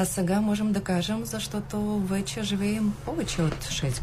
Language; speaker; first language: Bulgarian; non-native, learner; Ukrainian